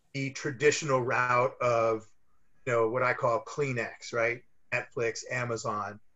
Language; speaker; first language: English; native; English